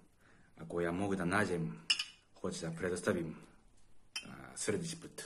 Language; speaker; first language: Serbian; non-native, learner; Japanese